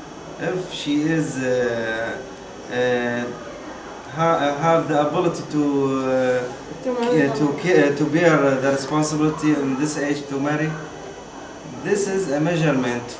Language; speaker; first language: English; non-native, learner; Arabic